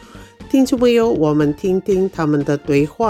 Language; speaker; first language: Chinese; non-native, fluent; Indonesian